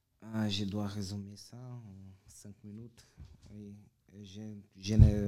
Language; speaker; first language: French; non-native, fluent; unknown